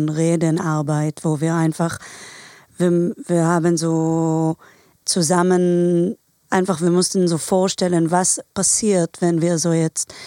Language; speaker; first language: German; non-native, fluent; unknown